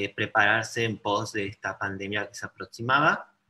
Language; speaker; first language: Spanish; native; Spanish